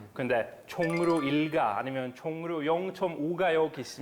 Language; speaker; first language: Korean; non-native, fluent; Norwegian